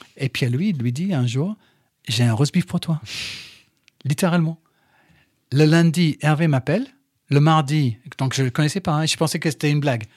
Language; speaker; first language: French; non-native, fluent; English